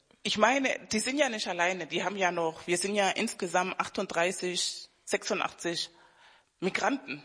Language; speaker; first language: German; non-native, fluent; Spanish